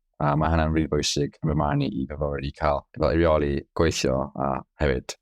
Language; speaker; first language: Welsh; non-native, local second language; English